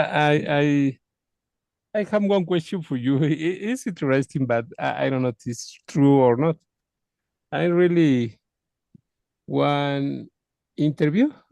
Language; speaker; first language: English; non-native, learner; Spanish